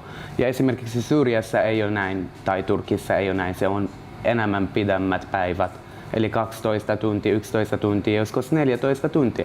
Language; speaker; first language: Finnish; non-native, learner; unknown